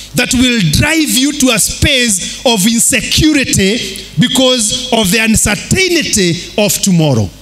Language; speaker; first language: English; non-native, local second language; Kikuyu